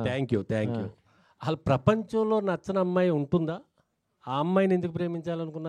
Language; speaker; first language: Telugu; native; Telugu